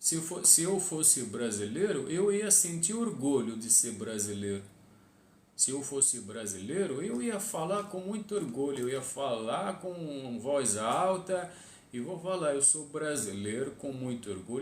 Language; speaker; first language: Portuguese; non-native, fluent; Arabic